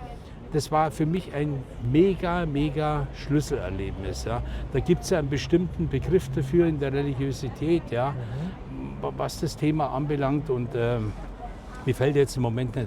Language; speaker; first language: German; native; German